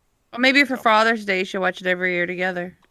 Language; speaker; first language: English; native; English